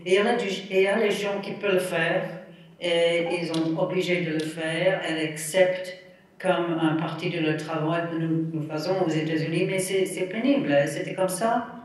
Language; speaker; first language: French; non-native, fluent; English